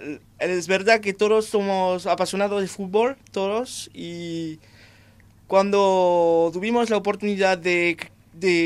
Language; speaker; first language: Spanish; non-native, fluent; French